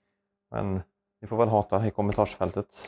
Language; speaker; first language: Swedish; native; Swedish